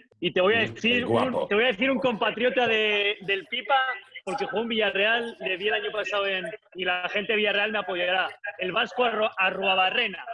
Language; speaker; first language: Spanish; native; Spanish